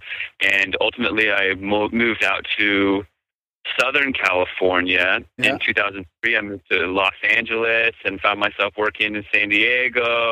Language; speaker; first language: English; native; English